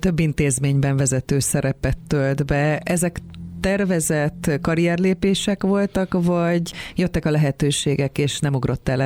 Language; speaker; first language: Hungarian; native; Hungarian